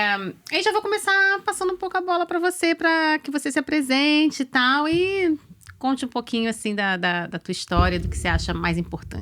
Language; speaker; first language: Portuguese; native; Portuguese